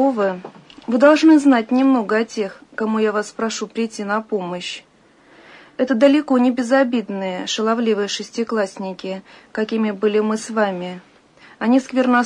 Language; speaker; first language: Russian; native; Russian